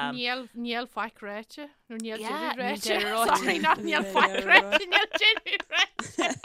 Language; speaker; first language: Irish; native; Irish